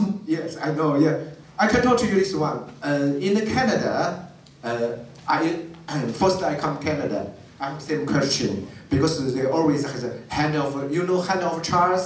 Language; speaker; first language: English; non-native, learner; Chinese